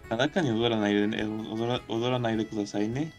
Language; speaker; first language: Japanese; non-native, learner; Spanish